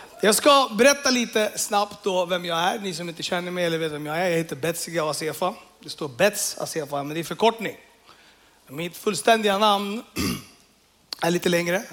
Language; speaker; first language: Swedish; early bilingual, other home language; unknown